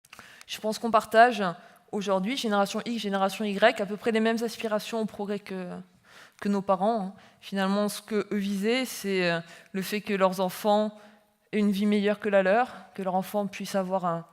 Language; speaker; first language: French; native; French